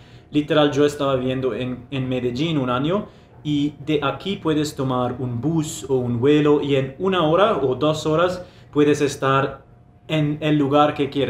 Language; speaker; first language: Spanish; non-native, fluent; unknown